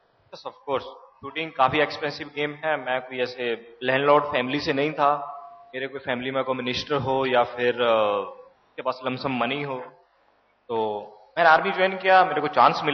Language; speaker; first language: Hindi; native; Hindi